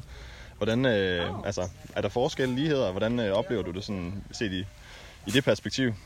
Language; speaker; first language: Danish; native; Danish